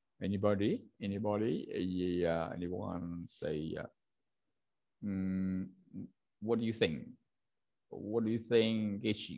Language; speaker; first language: English; non-native, fluent; Indonesian